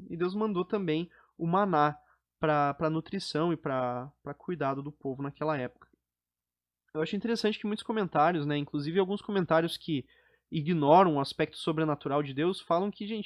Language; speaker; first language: Portuguese; native; Portuguese